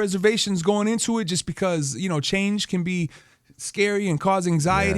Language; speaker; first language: English; native; English